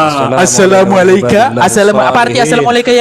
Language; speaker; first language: Indonesian; native; Indonesian